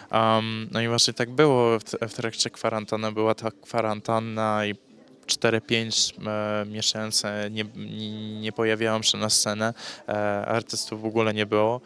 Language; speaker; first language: Polish; early bilingual, heritage; English